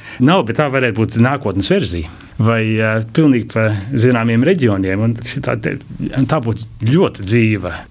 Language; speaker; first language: Latvian; early bilingual, heritage; Latvian